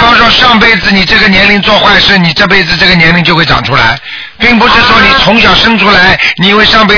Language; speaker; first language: Chinese; native; Chinese